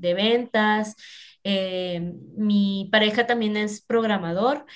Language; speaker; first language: Spanish; native; Spanish